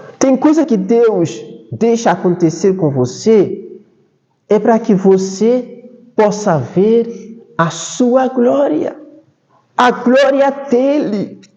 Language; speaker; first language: Portuguese; non-native, fluent; Haitian Creole